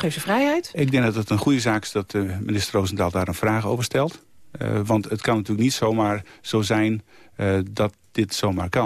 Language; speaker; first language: Dutch; native; Dutch